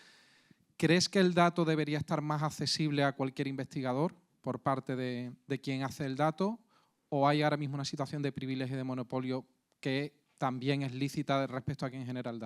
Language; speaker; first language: Spanish; native; Spanish